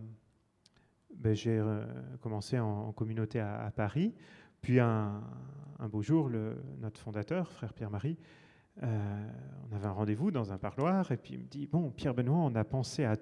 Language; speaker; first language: French; native; French